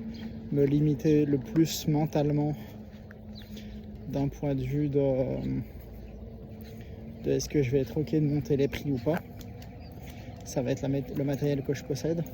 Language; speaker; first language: French; native; French